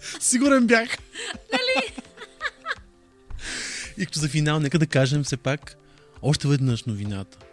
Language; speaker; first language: Bulgarian; native; Bulgarian